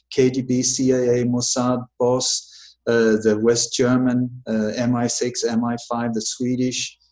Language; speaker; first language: English; early bilingual, other home language; Danish